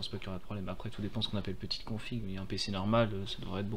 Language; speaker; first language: French; native; French